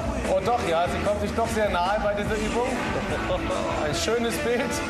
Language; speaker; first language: German; native; German